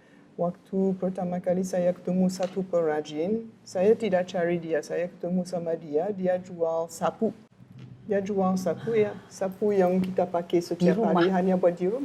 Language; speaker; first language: Indonesian; non-native, learner; French